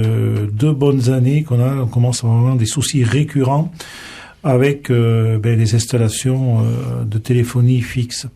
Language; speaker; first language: French; native; French